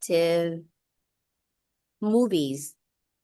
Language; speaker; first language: English; non-native, fluent; Vietnamese